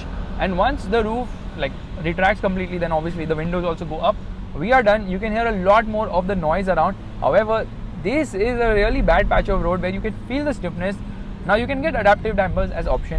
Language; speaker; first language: English; non-native, local second language; Hindi